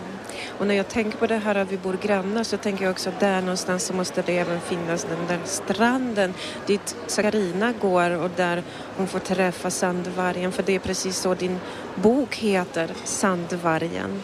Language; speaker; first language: Swedish; non-native, fluent; Polish